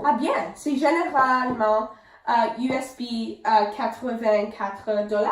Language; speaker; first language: French; non-native, learner; English